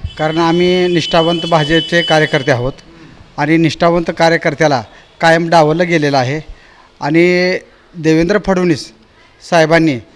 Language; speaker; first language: Marathi; native; Marathi